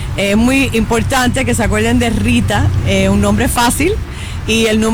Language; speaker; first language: Spanish; early bilingual, heritage; Spanish